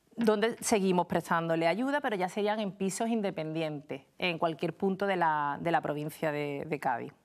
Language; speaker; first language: Spanish; native; Spanish